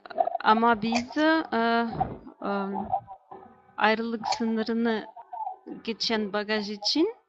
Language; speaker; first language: Turkish; non-native, learner; Russian